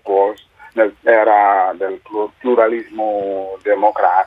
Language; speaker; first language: Italian; non-native, fluent; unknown